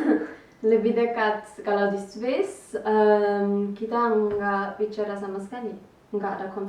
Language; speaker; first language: Indonesian; early bilingual, heritage; Indonesian